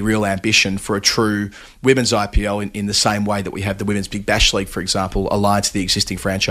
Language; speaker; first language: English; native; English